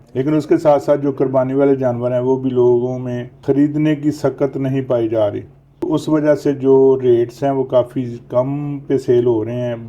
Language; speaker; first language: Urdu; non-native, local second language; Punjabi